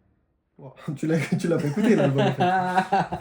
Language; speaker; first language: French; native; French